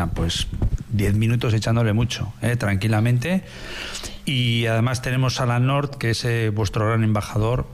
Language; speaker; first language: Spanish; native; Spanish